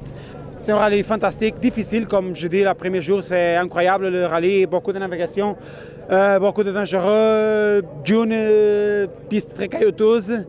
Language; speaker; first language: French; non-native, learner; Portuguese